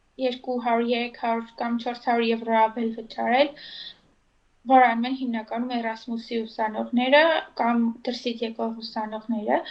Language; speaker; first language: Armenian; native; Armenian